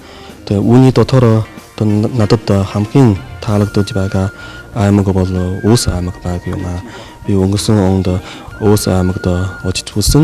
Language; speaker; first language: Mongolian; non-native, fluent; Chinese